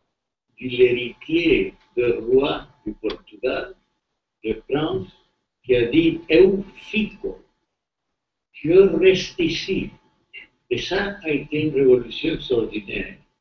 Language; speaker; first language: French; non-native, fluent; Spanish